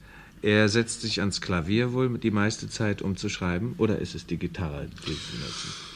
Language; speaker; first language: German; native; German